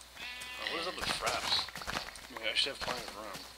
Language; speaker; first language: English; native; English